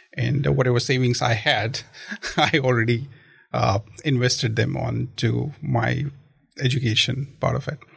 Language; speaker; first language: English; non-native, local second language; Kashmiri